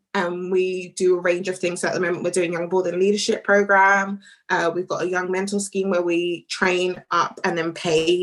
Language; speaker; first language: English; native; English